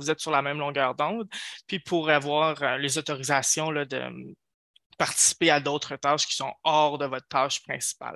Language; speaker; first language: French; native; French